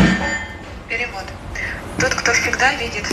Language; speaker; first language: Russian; native; Russian